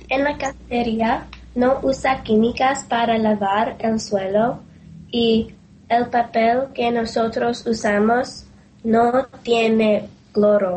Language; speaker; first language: Spanish; non-native, learner; English